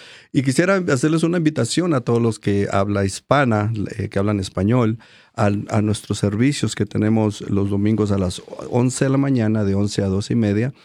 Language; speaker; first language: Spanish; native; Spanish